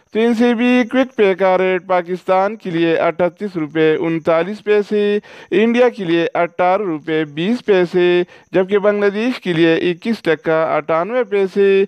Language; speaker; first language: Urdu; non-native, local second language; Pashto